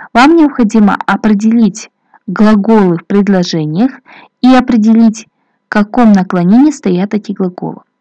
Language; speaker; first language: Russian; non-native, local second language; Kazakh